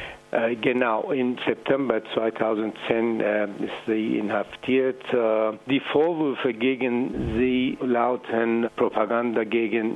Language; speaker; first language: German; non-native, fluent; Persian